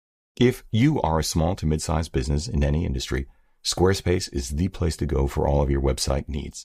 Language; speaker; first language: English; native; English